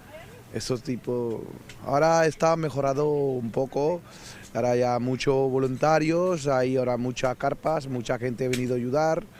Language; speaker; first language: Spanish; non-native, learner; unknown